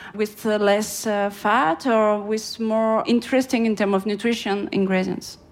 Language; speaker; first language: English; non-native, fluent; French